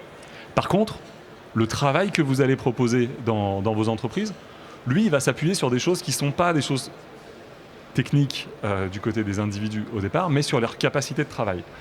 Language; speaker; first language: French; native; French